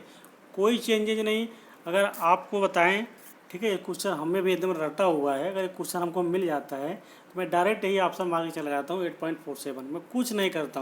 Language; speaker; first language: Hindi; native; Hindi